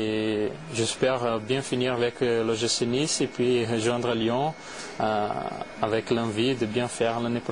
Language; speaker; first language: French; non-native, fluent; Portuguese